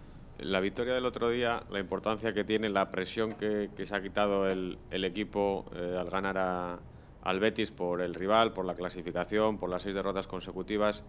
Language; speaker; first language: Spanish; native; Spanish